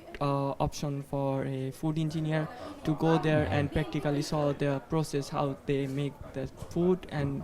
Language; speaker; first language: English; non-native, fluent; Bangla